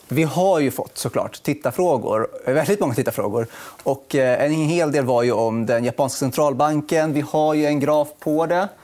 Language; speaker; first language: Swedish; native; Swedish